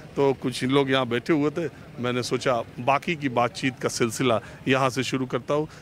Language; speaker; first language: Hindi; native; Hindi